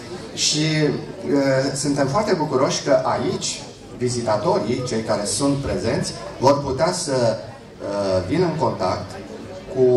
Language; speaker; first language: Romanian; native; Romanian